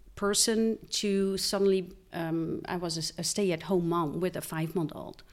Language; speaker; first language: English; non-native, fluent; Dutch